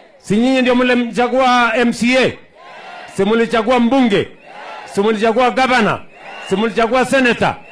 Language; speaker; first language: Swahili; non-native, local second language; Kalenjin